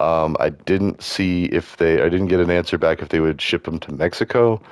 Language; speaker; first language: English; native; English